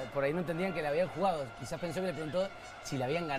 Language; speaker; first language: Spanish; native; Spanish